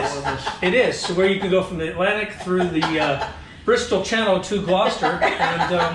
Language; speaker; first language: English; native; English